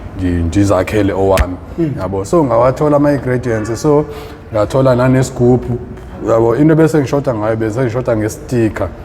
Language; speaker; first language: Zulu; non-native, local second language; Xhosa